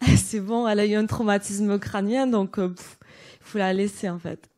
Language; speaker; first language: French; native; French